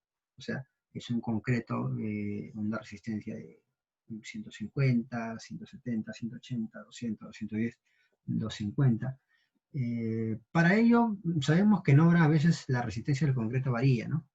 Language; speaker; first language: Spanish; native; Spanish